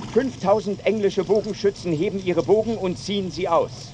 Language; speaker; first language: German; native; German